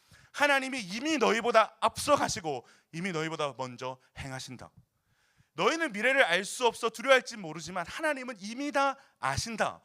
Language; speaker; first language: Korean; native; Korean